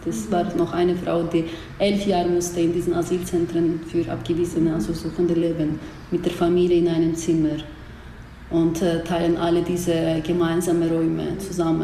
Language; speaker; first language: German; non-native, fluent; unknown